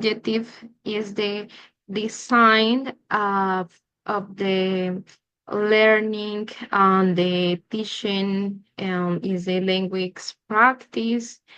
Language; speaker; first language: English; non-native, learner; Spanish